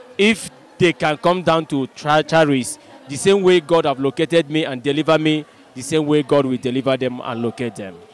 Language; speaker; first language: English; non-native, local second language; Igbo